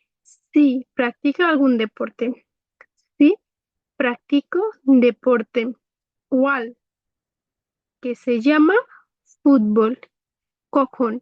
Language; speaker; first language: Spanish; non-native, fluent; Bangla